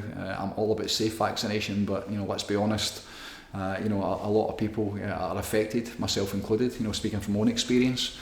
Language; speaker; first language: English; native; English